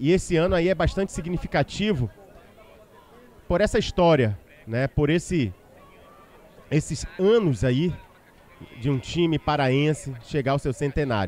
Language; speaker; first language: Portuguese; native; Portuguese